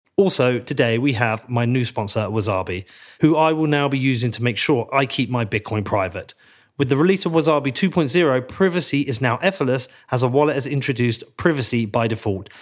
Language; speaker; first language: English; native; English